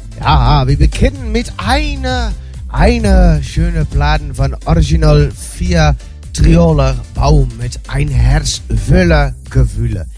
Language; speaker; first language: German; non-native, learner; Dutch